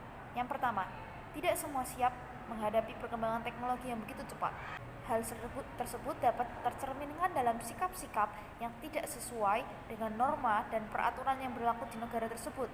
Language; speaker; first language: Indonesian; native; Indonesian